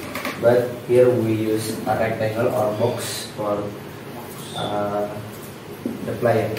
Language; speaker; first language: English; non-native, learner; Indonesian